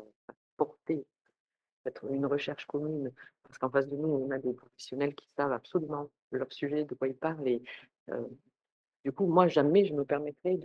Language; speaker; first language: French; native; French